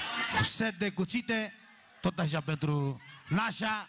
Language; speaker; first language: Romanian; non-native, local second language; Turkish